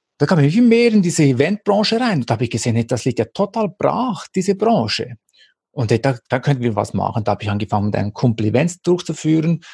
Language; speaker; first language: German; early bilingual, other home language; Greek